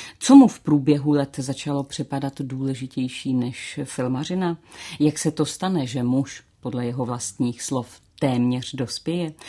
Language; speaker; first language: Czech; native; Czech